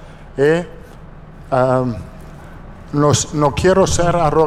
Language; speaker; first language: Portuguese; non-native, fluent; Italian